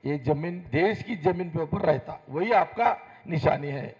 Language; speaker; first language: Hindi; non-native, local second language; Telugu